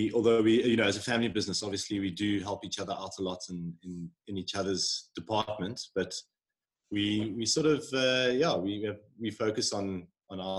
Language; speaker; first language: English; native; English